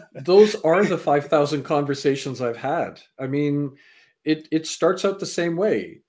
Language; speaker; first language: English; native; English